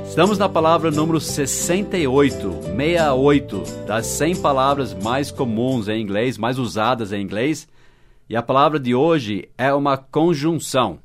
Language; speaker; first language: Portuguese; non-native, fluent; English